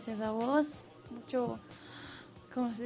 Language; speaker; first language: Spanish; non-native, learner; English